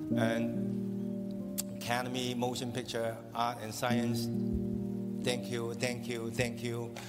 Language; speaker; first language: English; non-native, local second language; Cantonese